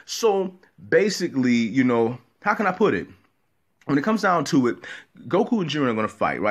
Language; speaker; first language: English; native; English